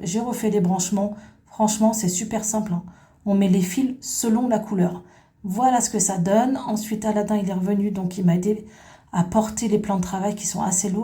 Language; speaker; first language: French; native; French